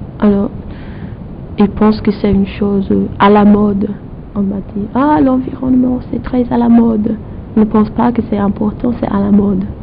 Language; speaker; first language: French; non-native, fluent; English